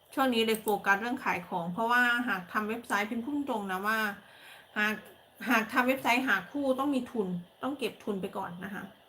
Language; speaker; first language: Thai; native; Thai